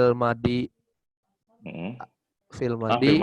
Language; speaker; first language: Arabic; non-native, learner; Indonesian